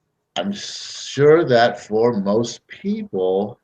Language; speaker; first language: English; native; English